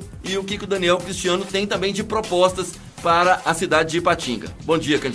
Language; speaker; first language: Portuguese; native; Portuguese